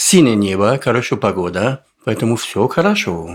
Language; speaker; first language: Russian; non-native, learner; French